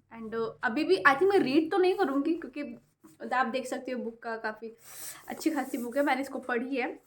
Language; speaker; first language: Hindi; native; Hindi